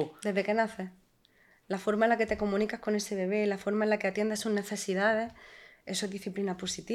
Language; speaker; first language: Spanish; native; Spanish